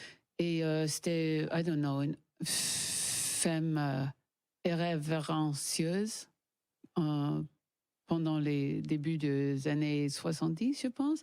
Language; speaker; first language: French; non-native, learner; English